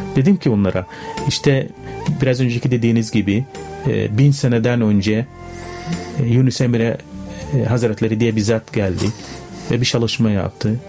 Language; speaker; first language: Turkish; non-native, fluent; Arabic